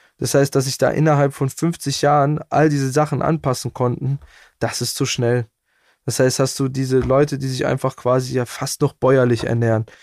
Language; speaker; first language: German; native; German